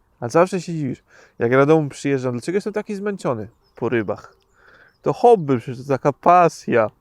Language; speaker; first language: Polish; native; Polish